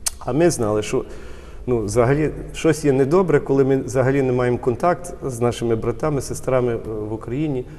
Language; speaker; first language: Ukrainian; early bilingual, heritage; Ukrainian